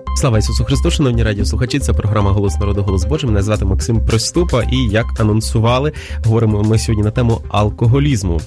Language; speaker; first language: Ukrainian; native; Ukrainian